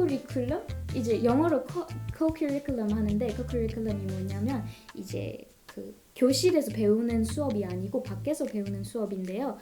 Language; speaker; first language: Korean; non-native, fluent; Malay